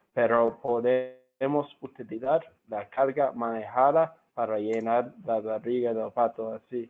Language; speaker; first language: Spanish; non-native, fluent; English